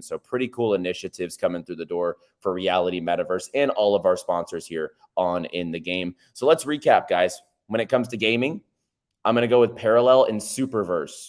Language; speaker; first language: English; native; English